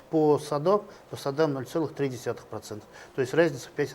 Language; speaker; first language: Russian; native; Russian